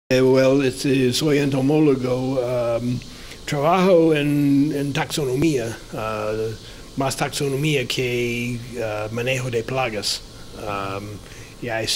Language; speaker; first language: Spanish; non-native, fluent; English